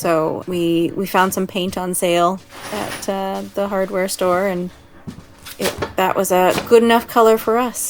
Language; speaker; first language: English; native; English